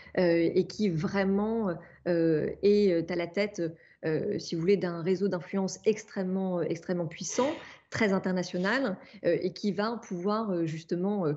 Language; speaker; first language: French; native; French